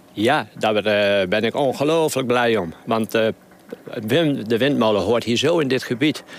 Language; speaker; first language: Dutch; non-native, local second language; Western Frisian